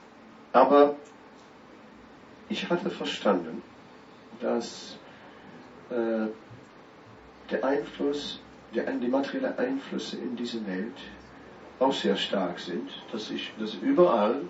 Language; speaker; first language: German; non-native, fluent; Dutch